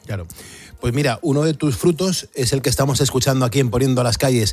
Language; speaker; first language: Spanish; native; Spanish